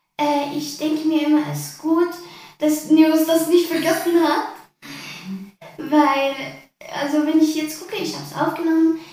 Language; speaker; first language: German; early bilingual, other home language; Arabic